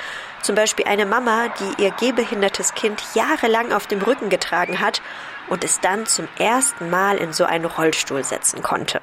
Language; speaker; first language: German; native; German